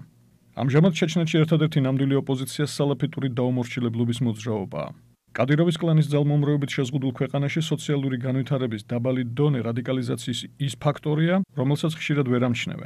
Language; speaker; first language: Georgian; native; Georgian